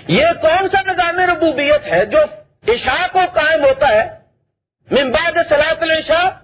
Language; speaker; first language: Urdu; non-native, local second language; Punjabi